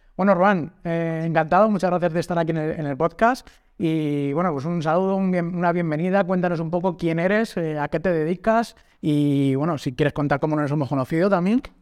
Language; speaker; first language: Spanish; native; Spanish